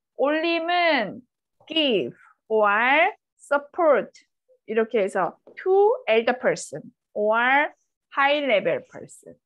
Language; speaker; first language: Korean; native; Korean